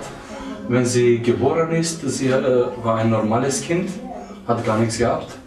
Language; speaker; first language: German; non-native, learner; Albanian